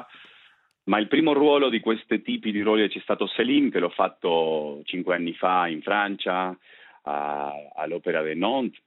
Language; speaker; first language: Italian; non-native, fluent; Spanish